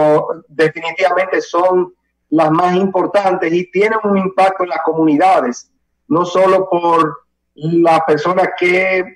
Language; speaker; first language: Spanish; native; Spanish